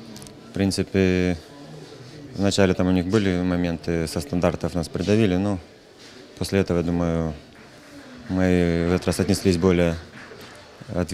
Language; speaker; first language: Russian; native; Russian